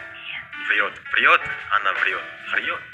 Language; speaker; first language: Russian; non-native, learner; Indonesian